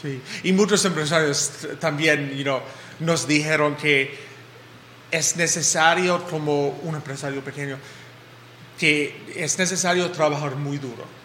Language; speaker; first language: Spanish; non-native, fluent; English